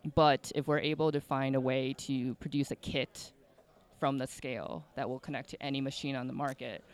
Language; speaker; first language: English; native; English